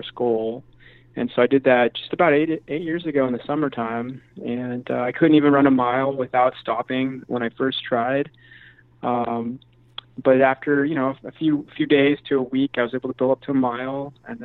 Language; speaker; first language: English; native; English